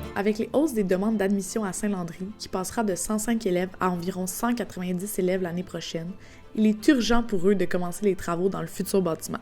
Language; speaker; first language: French; native; French